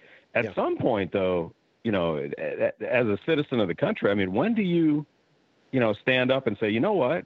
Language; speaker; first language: English; native; English